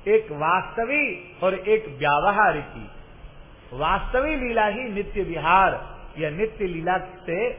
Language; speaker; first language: Hindi; native; Hindi